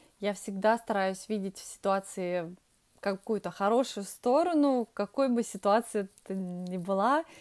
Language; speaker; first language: Russian; early bilingual, heritage; Russian